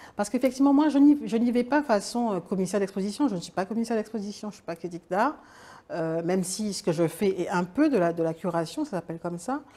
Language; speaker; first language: French; native; French